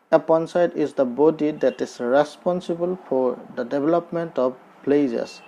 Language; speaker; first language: English; non-native, local second language; Assamese